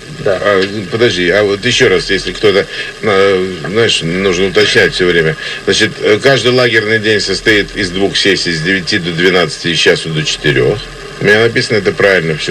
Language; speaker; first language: Russian; native; Russian